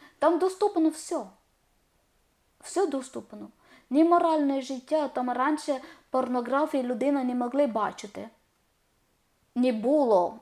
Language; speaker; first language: Ukrainian; non-native, learner; Malayalam